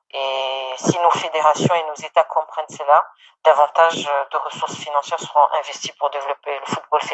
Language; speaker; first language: French; non-native, local second language; Comorian